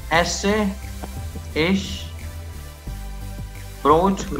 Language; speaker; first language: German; non-native, learner; Punjabi